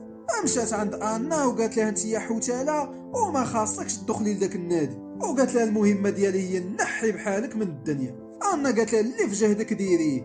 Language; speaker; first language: Arabic; native; Arabic